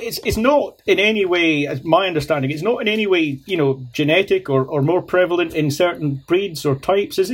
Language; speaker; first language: English; native; English